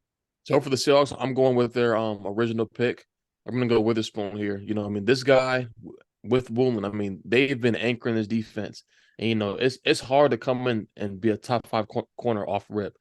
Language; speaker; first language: English; native; English